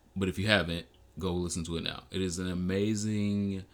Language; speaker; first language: English; native; English